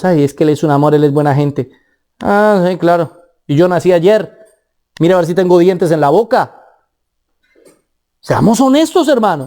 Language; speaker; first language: Spanish; native; Spanish